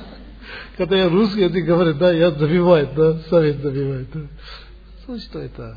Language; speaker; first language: Russian; non-native, learner; Tibetan